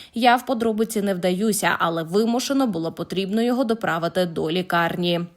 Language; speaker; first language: Ukrainian; native; Ukrainian